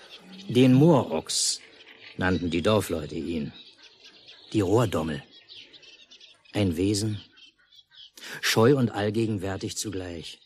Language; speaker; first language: German; native; German